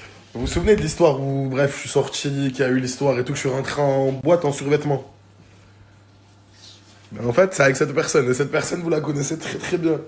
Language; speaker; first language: French; native; French